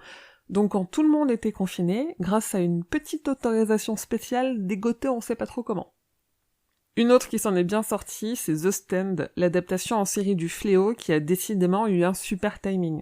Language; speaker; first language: French; native; French